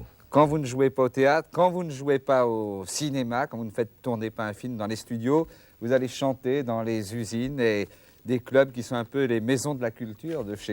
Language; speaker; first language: French; native; French